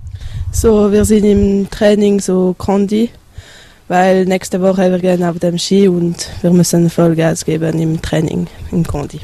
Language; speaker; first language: German; non-native, local second language; French